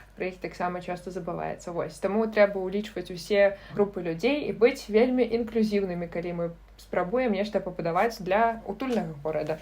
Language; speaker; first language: Belarusian; non-native, local second language; Russian